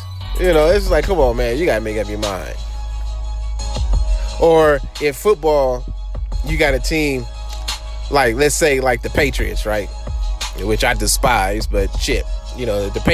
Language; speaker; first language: English; native; English